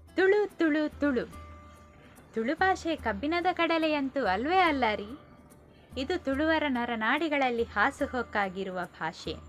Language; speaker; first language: Kannada; non-native, local second language; Tulu